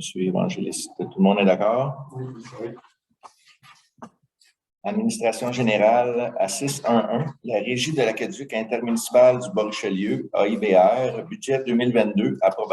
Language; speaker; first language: French; native; French